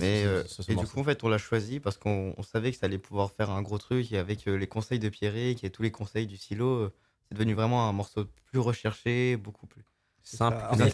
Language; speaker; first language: French; native; French